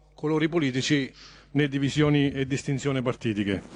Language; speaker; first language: Italian; native; Italian